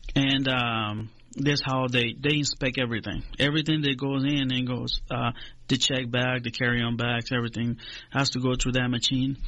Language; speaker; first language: English; non-native, fluent; Spanish